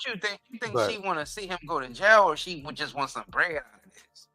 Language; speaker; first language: English; native; English